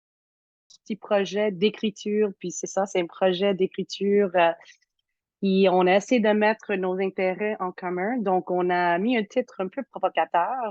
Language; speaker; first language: French; native; French